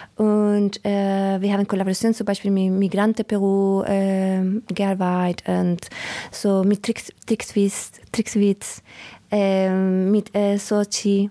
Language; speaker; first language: German; non-native, learner; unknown